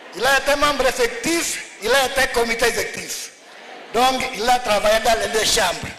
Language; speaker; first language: French; non-native, local second language; Swahili